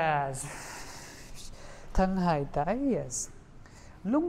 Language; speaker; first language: Vietnamese; non-native, learner; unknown